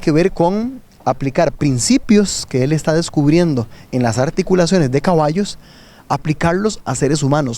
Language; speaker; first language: Spanish; native; Spanish